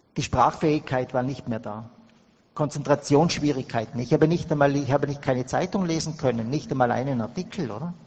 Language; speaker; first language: German; native; German